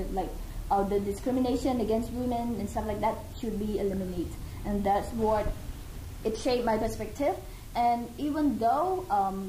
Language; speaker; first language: English; non-native, fluent; Khmer